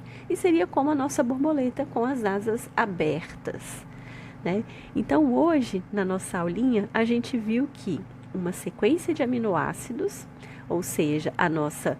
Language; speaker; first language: Portuguese; native; Portuguese